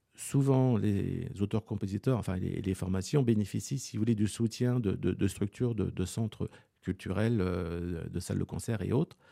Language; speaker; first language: French; native; French